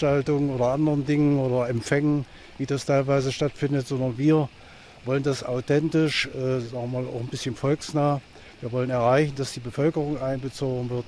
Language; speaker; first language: German; native; German